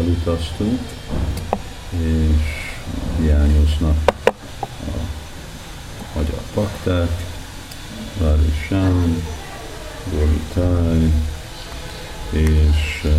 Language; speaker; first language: Hungarian; early bilingual, heritage; Hungarian